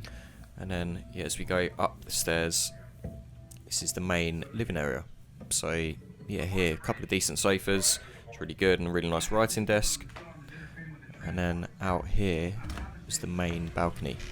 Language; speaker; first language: English; native; English